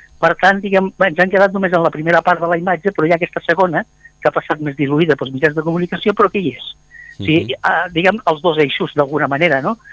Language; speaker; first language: Catalan; native; Catalan